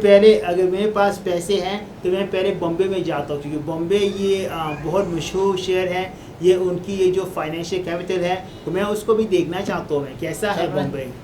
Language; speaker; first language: Hindi; non-native, learner; Arabic